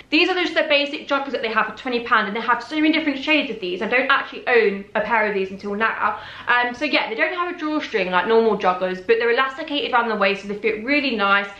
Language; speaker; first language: English; native; English